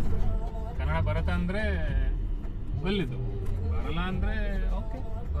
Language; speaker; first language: Kannada; non-native, learner; Odia